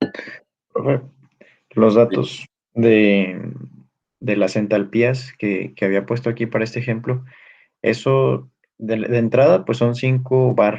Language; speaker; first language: Spanish; native; Spanish